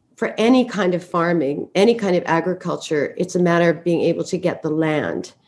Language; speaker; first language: English; native; English